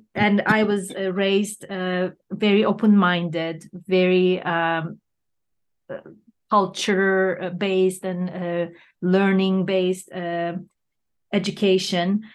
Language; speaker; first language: English; non-native, fluent; Turkish